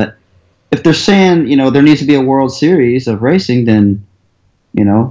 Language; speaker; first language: English; native; English